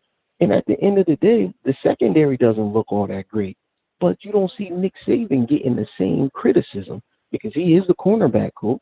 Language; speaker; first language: English; native; English